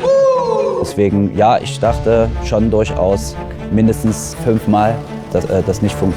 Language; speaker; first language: German; native; German